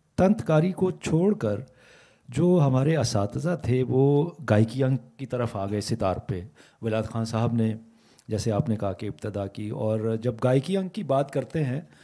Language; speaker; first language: Urdu; native; Urdu